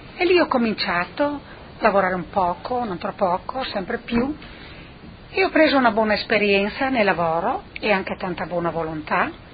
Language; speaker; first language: Italian; non-native, local second language; Friulian